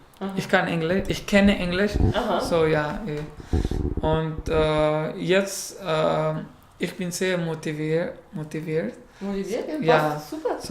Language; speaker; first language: German; non-native, learner; Pashto